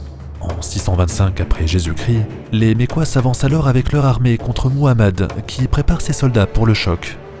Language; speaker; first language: French; native; French